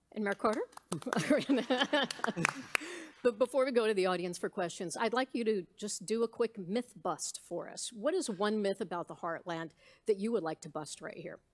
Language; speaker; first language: English; native; English